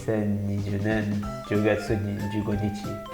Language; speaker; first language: Japanese; non-native, learner; French